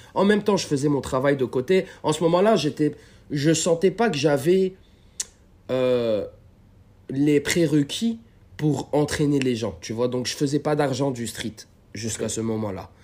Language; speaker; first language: French; non-native, local second language; Arabic